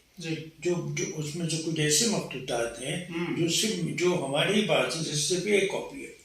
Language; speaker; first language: Urdu; native; Urdu